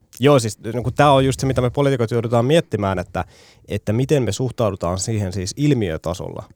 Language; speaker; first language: Finnish; native; Finnish